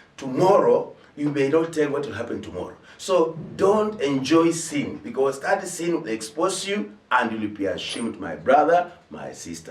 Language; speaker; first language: English; non-native, local second language; Swahili